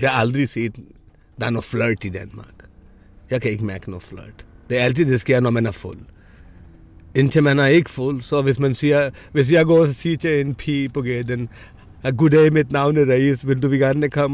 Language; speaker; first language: Danish; non-native, fluent; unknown